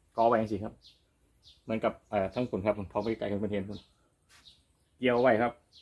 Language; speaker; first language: Thai; native; Thai